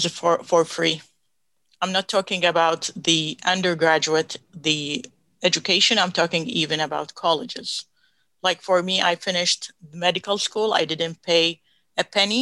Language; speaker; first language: English; non-native, fluent; Arabic